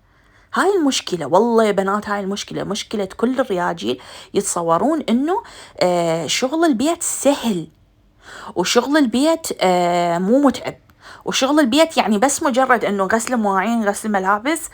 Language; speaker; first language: Arabic; native; Arabic